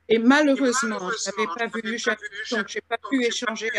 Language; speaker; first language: French; non-native, fluent; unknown